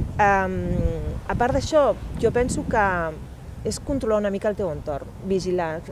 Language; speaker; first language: Catalan; non-native, local second language; Spanish